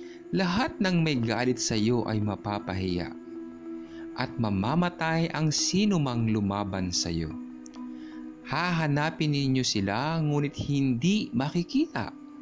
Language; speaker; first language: Filipino; native; Filipino